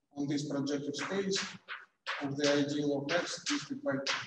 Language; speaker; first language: English; non-native, fluent; Russian